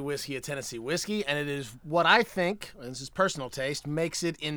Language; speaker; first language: English; native; English